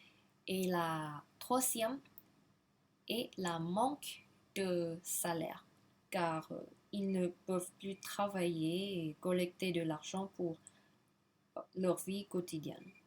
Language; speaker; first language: French; non-native, learner; Thai